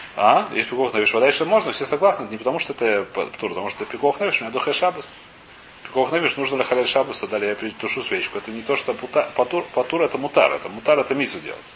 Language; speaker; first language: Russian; early bilingual, heritage; Russian